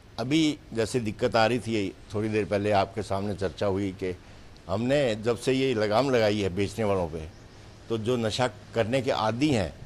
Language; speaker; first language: Hindi; native; Hindi